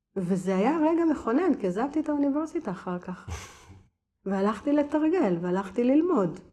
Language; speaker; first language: Hebrew; native; Hebrew